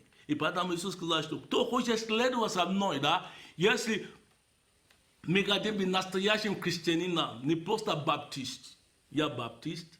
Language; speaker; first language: Russian; non-native, fluent; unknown